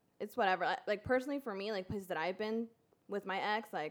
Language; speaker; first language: English; early bilingual, other home language; Spanish